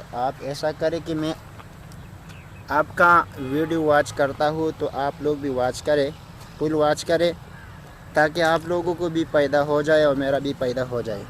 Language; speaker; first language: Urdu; non-native, local second language; Pashto